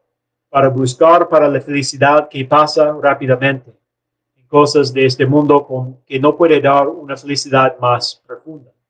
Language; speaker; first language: Spanish; non-native, learner; English